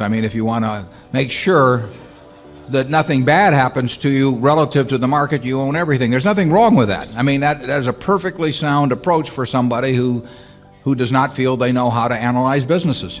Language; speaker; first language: English; native; English